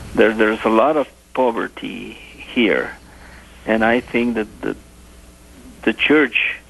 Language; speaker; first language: English; non-native, fluent; Spanish